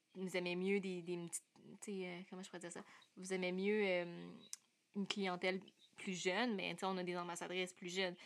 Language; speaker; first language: French; native; French